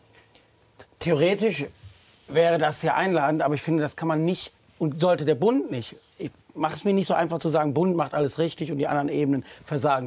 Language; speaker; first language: German; native; German